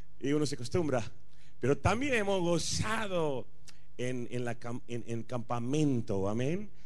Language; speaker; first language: Spanish; non-native, fluent; Punjabi